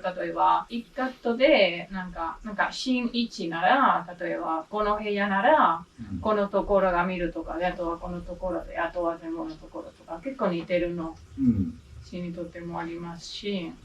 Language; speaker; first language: Japanese; non-native, learner; English